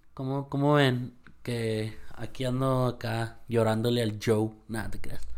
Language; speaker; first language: Spanish; early bilingual, heritage; Spanish